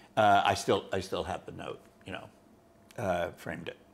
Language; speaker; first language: English; native; English